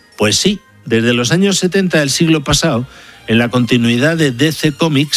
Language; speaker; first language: Spanish; native; Spanish